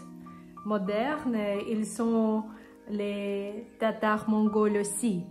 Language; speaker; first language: French; non-native, fluent; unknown